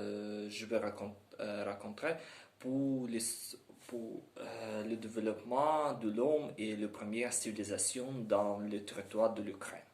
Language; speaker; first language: French; non-native, learner; Ukrainian